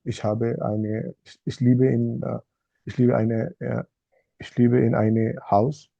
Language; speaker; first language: German; non-native, learner; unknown